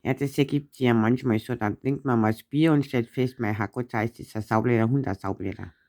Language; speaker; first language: German; native; German